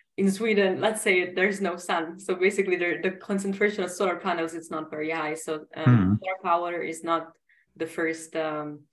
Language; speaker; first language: English; non-native, fluent; Italian